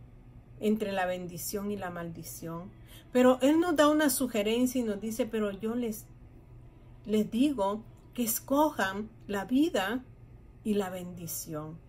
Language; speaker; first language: Spanish; native; Spanish